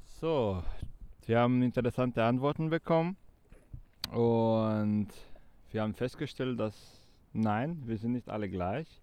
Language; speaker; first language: German; non-native, fluent; Romanian